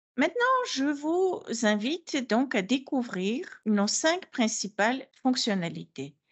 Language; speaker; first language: French; non-native, fluent; Bulgarian